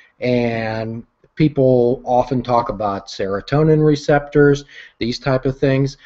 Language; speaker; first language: English; native; English